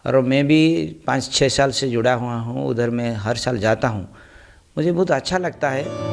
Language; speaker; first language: Hindi; non-native, local second language; Odia